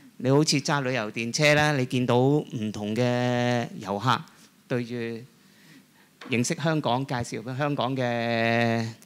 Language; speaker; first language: Cantonese; native; Cantonese